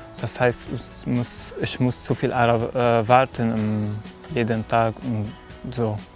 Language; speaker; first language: German; non-native, learner; Arabic